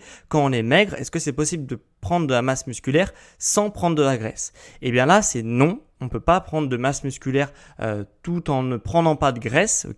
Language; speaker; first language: French; native; French